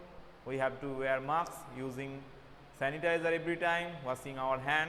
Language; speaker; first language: English; non-native, local second language; Bangla